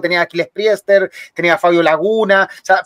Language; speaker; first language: Spanish; native; Spanish